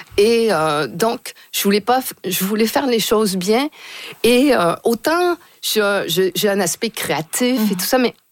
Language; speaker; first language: French; native; French